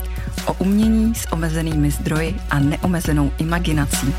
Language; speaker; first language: Czech; native; Czech